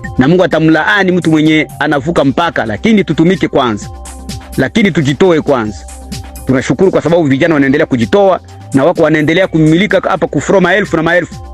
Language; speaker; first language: Swahili; native; Swahili